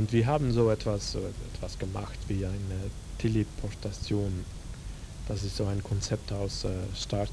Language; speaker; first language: German; non-native, fluent; Dutch